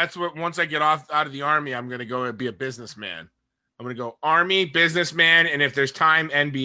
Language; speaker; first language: English; native; English